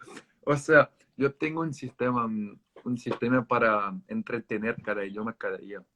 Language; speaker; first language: Spanish; non-native, fluent; French